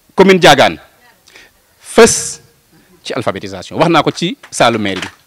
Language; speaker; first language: Wolof; non-native, local second language; Serer